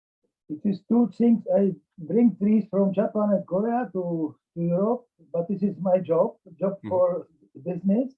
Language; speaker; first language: English; non-native, learner; Czech